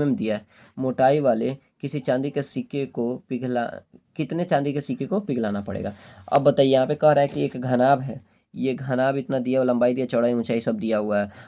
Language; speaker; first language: Hindi; native; Hindi